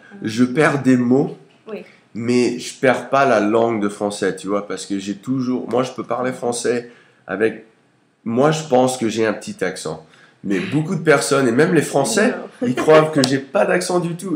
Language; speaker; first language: French; early bilingual, heritage; English